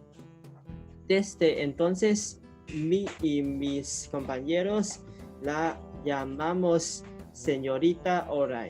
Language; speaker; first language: Spanish; non-native, learner; Cantonese